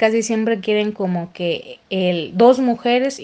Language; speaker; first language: Spanish; native; Spanish